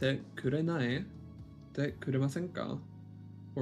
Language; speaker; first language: Japanese; non-native, learner; English